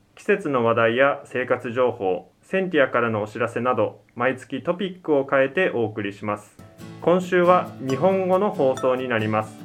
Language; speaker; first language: Japanese; native; Japanese